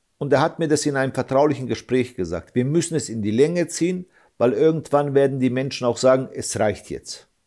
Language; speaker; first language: German; early bilingual, other home language; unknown